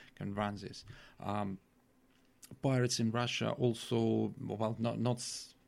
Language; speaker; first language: English; non-native, fluent; Russian